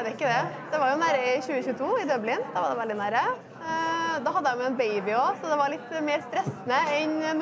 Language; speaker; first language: Norwegian; native; Norwegian